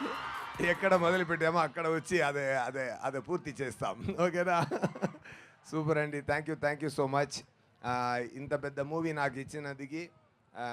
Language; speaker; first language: Telugu; non-native, fluent; Tamil